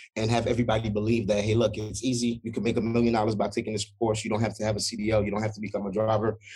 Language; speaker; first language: English; early bilingual, other home language; Haitian Creole